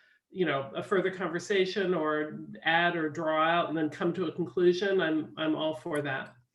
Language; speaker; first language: English; native; English